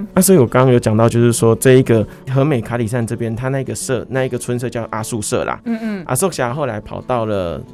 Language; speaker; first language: Chinese; native; Chinese